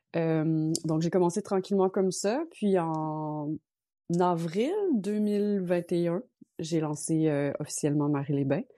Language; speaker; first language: French; native; French